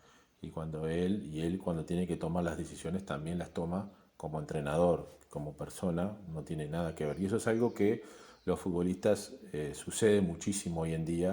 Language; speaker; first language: Spanish; native; Spanish